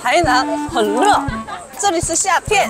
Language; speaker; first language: Chinese; non-native, fluent; Korean